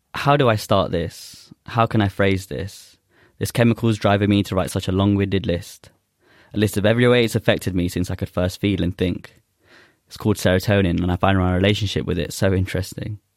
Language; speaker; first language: English; non-native, local second language; Urdu